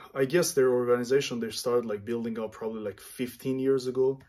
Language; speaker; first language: English; non-native, fluent; Armenian